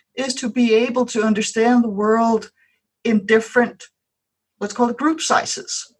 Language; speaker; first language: English; non-native, fluent; Danish